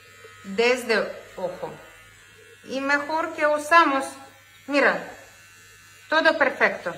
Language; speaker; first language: Spanish; non-native, learner; Ukrainian